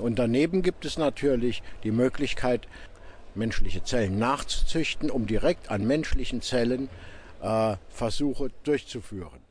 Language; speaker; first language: German; native; German